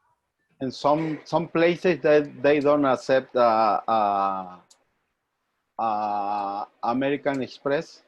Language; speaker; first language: English; non-native, learner; Spanish